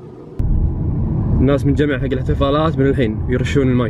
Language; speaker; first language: Arabic; native; Arabic